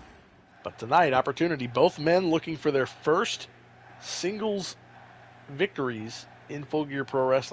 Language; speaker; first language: English; native; English